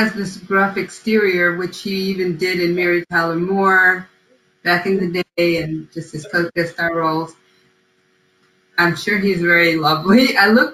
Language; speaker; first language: English; early bilingual, other home language; Spanish